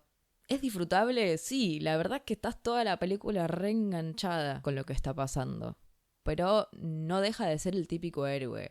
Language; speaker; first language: Spanish; native; Spanish